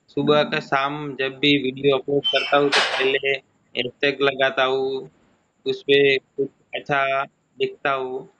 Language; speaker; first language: Hindi; non-native, local second language; Gujarati